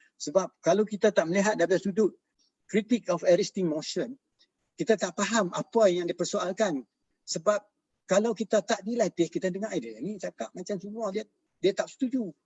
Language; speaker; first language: Malay; native; Malay